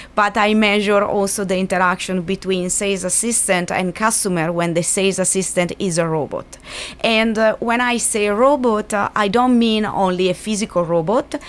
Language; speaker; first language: English; non-native, fluent; Italian